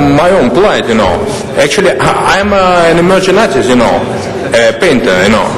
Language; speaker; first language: English; non-native, learner; Russian